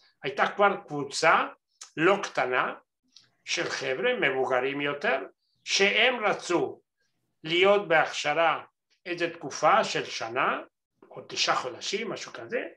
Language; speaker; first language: Hebrew; non-native, fluent; Spanish